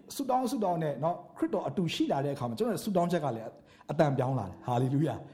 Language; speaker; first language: Burmese; native; Burmese